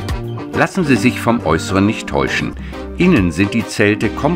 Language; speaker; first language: German; native; German